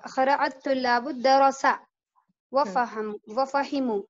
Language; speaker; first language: Arabic; non-native, learner; Urdu